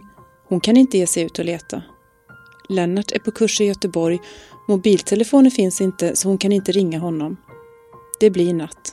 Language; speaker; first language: Swedish; native; Swedish